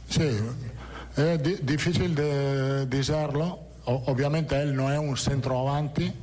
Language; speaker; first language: Portuguese; non-native, learner; Italian